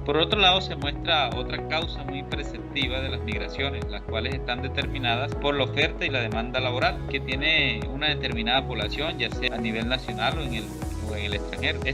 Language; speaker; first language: Spanish; native; Spanish